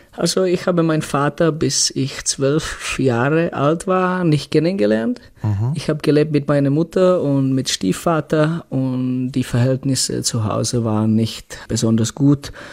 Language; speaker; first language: German; non-native, fluent; Czech